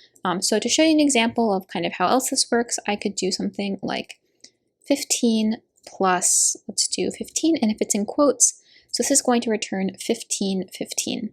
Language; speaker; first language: English; native; English